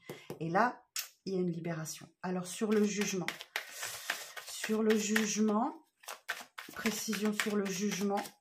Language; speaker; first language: French; native; French